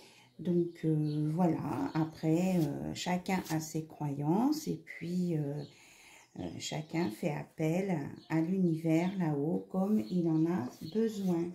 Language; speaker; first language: French; native; French